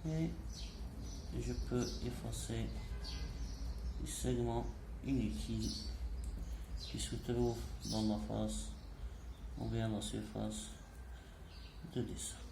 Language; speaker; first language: French; non-native, local second language; Arabic